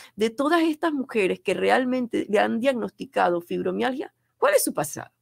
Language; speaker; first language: Spanish; native; Spanish